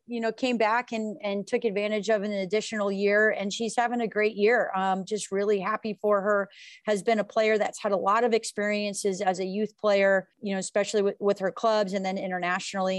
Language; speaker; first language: English; native; English